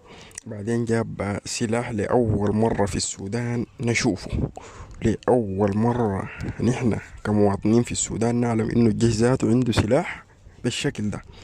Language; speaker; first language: Arabic; native; Arabic